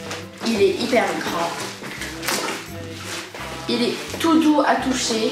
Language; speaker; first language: French; native; French